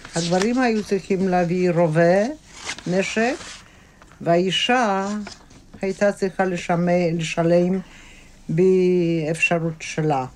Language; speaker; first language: Hebrew; non-native, fluent; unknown